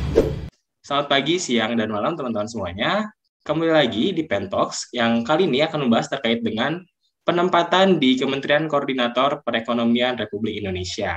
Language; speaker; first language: Indonesian; native; Indonesian